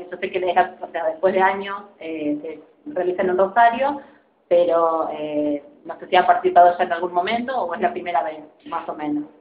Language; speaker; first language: Spanish; native; Spanish